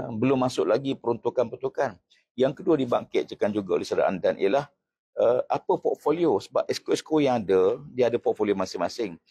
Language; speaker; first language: Malay; native; Malay